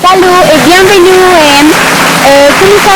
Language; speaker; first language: French; non-native, learner; Spanish